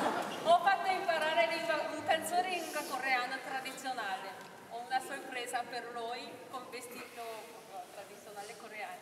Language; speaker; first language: Italian; non-native, learner; Korean